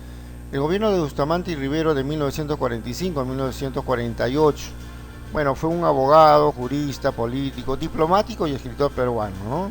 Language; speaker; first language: Spanish; native; Spanish